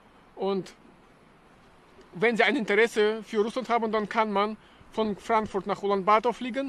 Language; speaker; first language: German; non-native, fluent; Russian